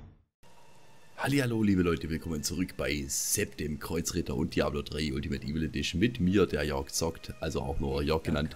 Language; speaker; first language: German; native; German